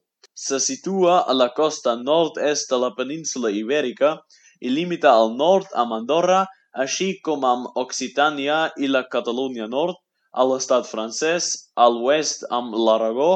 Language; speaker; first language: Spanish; non-native, learner; German